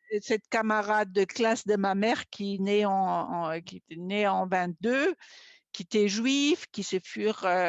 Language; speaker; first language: French; non-native, fluent; German